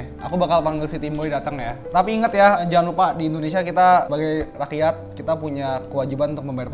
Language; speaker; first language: Indonesian; native; Indonesian